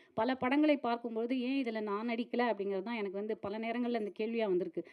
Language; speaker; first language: Tamil; native; Tamil